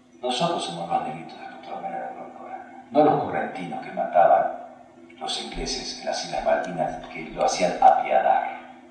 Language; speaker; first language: Spanish; early bilingual, other home language; Hungarian